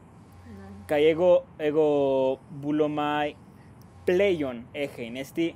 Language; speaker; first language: Greek; non-native, fluent; Spanish